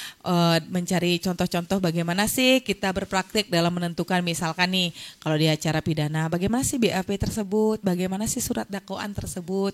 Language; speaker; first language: Indonesian; native; Indonesian